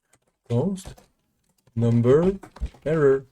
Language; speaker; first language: English; non-native, local second language; French